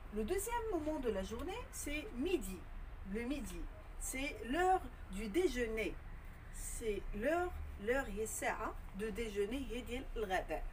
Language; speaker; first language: French; non-native, local second language; Arabic